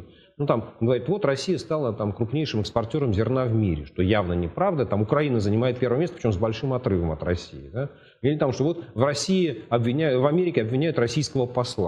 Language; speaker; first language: Russian; native; Russian